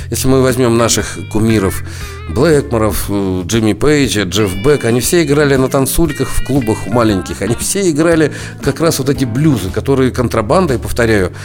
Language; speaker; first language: Russian; native; Russian